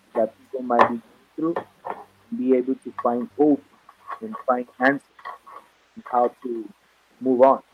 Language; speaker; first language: English; non-native, fluent; Spanish